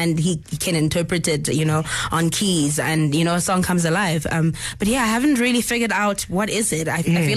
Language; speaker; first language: English; non-native, local second language; Zulu